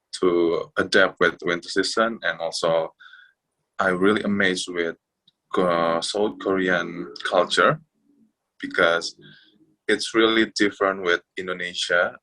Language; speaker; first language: English; non-native, fluent; Indonesian